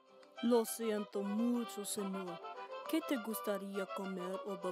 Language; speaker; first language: Spanish; non-native, learner; English